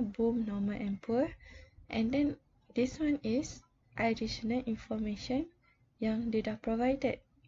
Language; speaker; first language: English; non-native, local second language; Malay